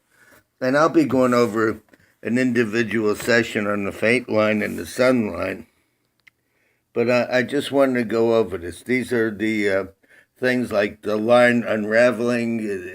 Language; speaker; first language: English; native; English